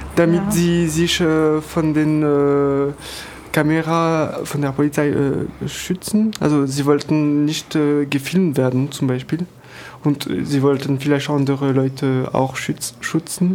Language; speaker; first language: German; non-native, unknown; French